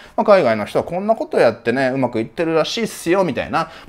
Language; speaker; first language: Japanese; native; Japanese